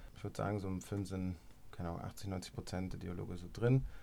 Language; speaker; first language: German; native; German